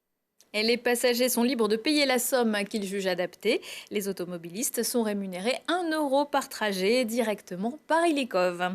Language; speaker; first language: French; native; French